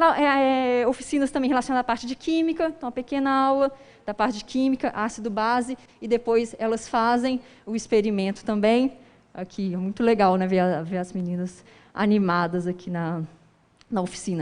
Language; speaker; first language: Portuguese; native; Portuguese